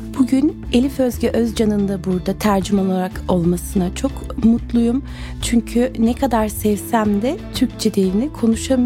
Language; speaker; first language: Turkish; early bilingual, other home language; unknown